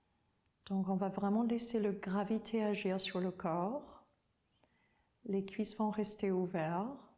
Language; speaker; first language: French; non-native, fluent; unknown